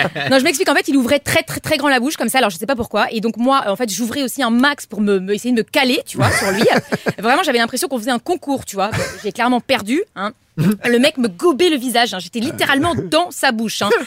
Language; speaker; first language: French; native; French